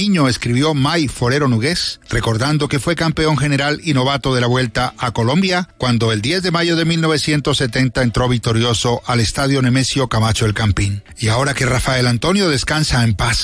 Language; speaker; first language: Spanish; native; Spanish